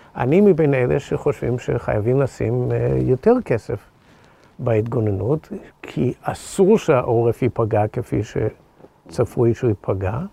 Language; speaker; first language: Hebrew; non-native, fluent; English